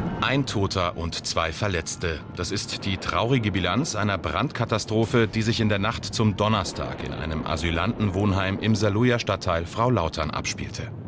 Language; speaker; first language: German; native; German